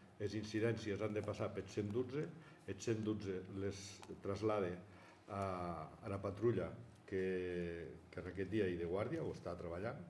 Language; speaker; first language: Catalan; non-native, local second language; Occitan